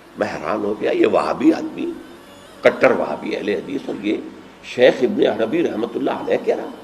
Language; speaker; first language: Urdu; native; Urdu